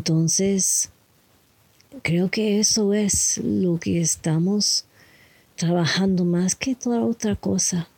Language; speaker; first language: Spanish; non-native, learner; English